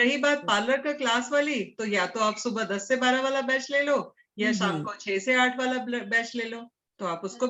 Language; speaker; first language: Hindi; native; Hindi